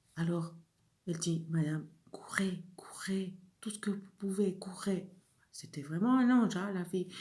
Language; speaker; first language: French; non-native, fluent; Spanish